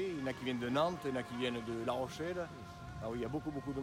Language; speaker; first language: French; native; French